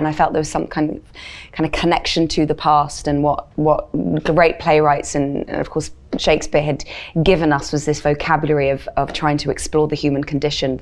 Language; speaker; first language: English; native; English